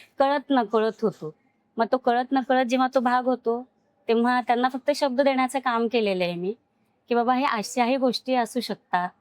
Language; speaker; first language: Marathi; non-native, local second language; Hindi